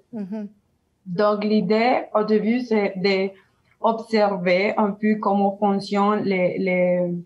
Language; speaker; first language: French; non-native, learner; Spanish